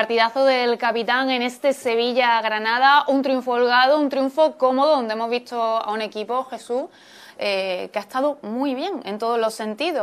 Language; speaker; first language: Spanish; native; Spanish